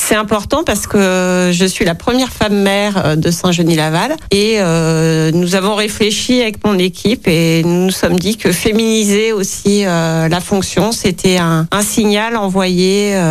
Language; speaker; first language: French; native; French